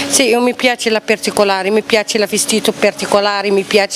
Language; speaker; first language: Italian; non-native, learner; Arabic